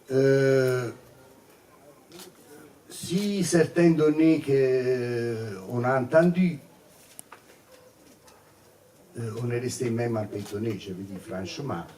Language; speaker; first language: French; non-native, fluent; Italian